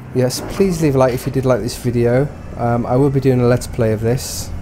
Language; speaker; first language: English; native; English